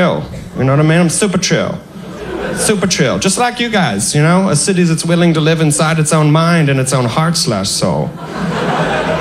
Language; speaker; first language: English; non-native, fluent; German